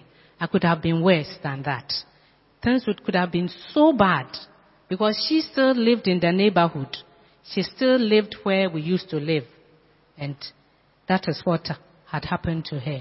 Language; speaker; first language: English; non-native, local second language; Akan